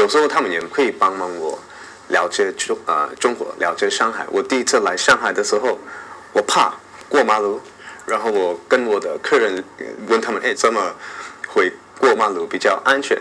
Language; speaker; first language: Chinese; non-native, learner; English